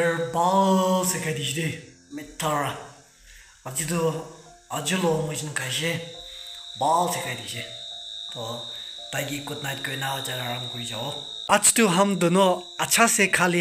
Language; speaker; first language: Hindi; non-native, local second language; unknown